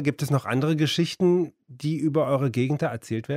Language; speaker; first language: German; native; German